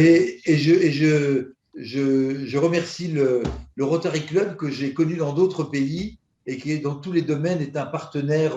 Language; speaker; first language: French; native; French